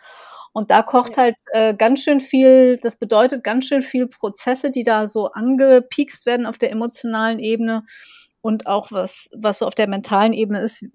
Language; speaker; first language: German; native; German